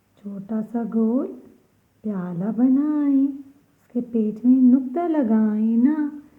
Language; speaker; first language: Hindi; native; Hindi